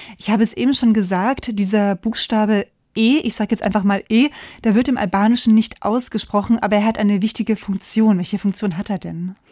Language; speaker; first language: German; native; German